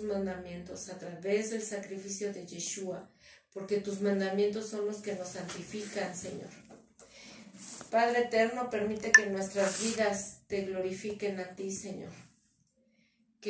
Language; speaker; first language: Spanish; native; Spanish